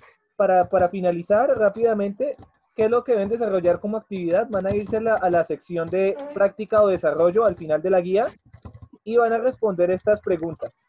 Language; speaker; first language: Spanish; native; Spanish